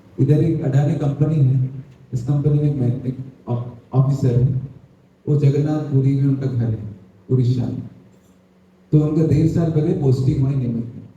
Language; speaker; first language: Hindi; non-native, local second language; Odia